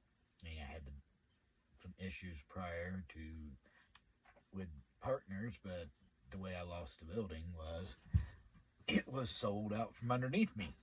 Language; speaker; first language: English; native; English